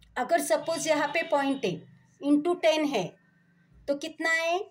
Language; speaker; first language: Hindi; non-native, local second language; Marathi